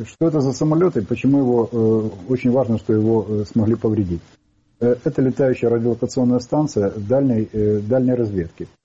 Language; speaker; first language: Russian; non-native, local second language; Ukrainian